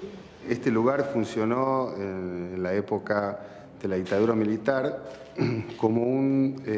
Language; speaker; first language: Spanish; native; Spanish